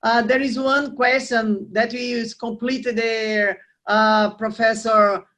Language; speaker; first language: English; non-native, learner; Portuguese